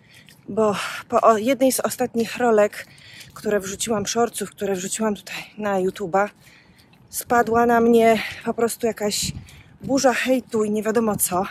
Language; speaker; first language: Polish; native; Polish